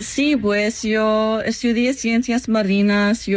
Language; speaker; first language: Spanish; non-native, learner; English